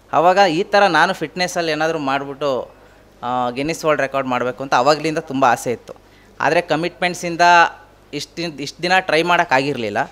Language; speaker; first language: Kannada; native; Kannada